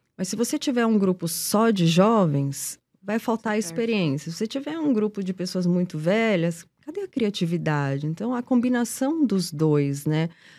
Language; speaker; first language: Portuguese; native; Portuguese